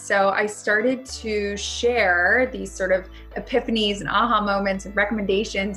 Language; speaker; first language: English; native; English